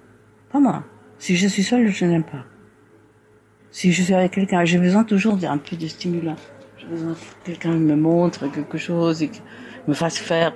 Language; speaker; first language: French; non-native, fluent; Spanish